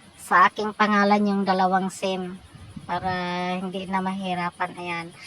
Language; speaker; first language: Filipino; non-native, local second language; Cebuano